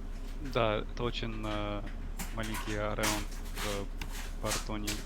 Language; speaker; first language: Russian; non-native, learner; English